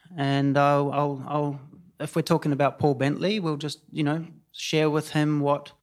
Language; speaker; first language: English; native; English